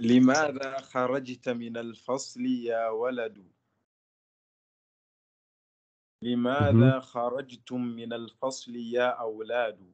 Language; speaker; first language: Arabic; non-native, learner; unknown